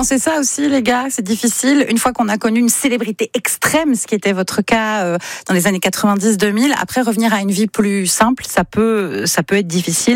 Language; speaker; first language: French; native; French